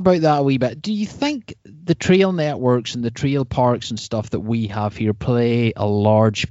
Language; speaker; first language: English; native; English